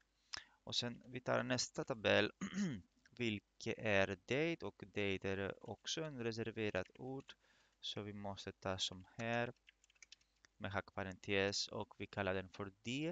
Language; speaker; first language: Swedish; non-native, fluent; Greek